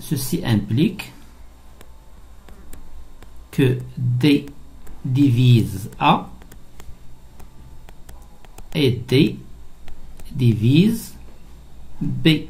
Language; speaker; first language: French; non-native, local second language; Arabic